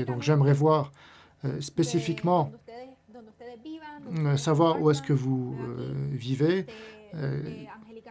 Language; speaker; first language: French; native; French